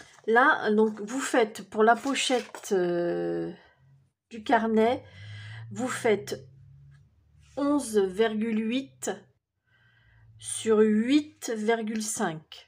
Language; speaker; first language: French; native; French